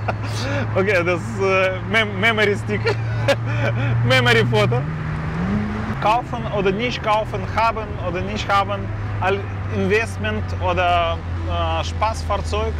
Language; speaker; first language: German; non-native, fluent; Russian